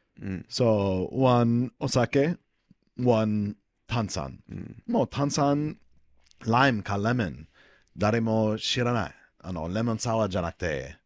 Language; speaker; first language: Japanese; non-native, learner; English